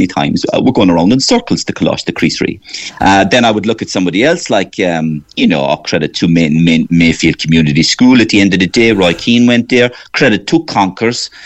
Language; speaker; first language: English; native; English